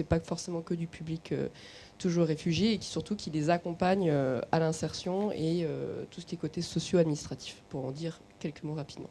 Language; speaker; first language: French; native; French